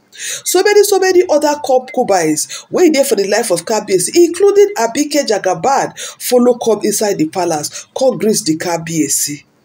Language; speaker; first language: Nigerian Pidgin; non-native, local second language; Yoruba